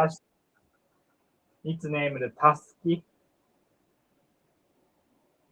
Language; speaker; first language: English; non-native, learner; Japanese